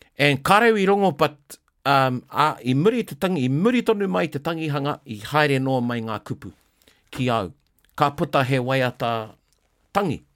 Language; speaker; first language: Māori; non-native, local second language; English